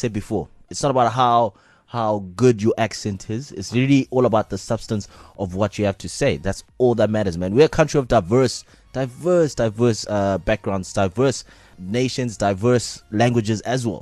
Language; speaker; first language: English; non-native, local second language; Xhosa